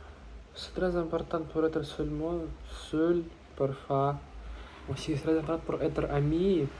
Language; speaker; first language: French; non-native, learner; Russian